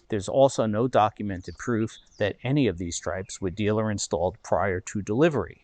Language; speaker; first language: English; native; English